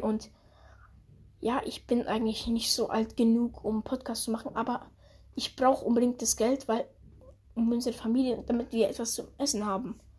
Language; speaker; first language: German; early bilingual, other home language; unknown